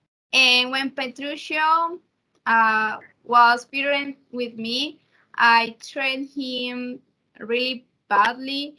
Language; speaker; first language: English; non-native, learner; Spanish